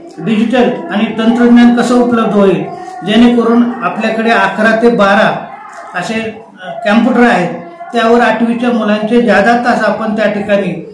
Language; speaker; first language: Marathi; native; Marathi